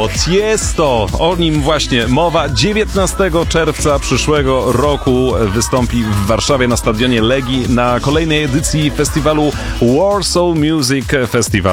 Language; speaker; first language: Polish; native; Polish